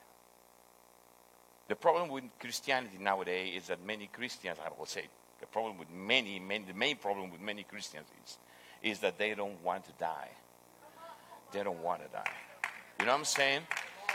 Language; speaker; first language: English; non-native, fluent; Spanish